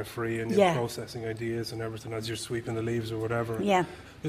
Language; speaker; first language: English; native; English